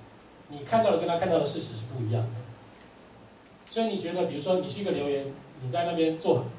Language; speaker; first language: Chinese; native; Chinese